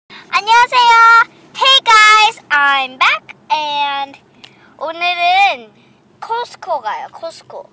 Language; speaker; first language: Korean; early bilingual, heritage; Korean